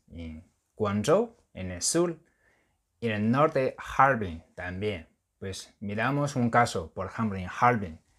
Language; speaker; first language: Spanish; non-native, fluent; Chinese